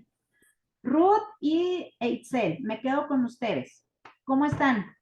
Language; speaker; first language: Spanish; native; Spanish